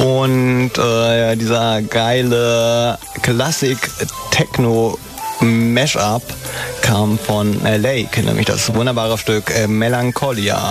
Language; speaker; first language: German; native; German